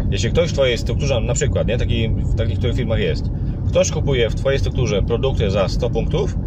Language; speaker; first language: Polish; native; Polish